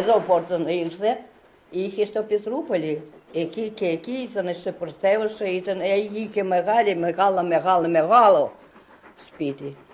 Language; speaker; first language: Greek; early bilingual, heritage; Greek